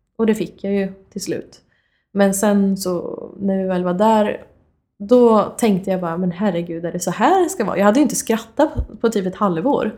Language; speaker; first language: Swedish; native; Swedish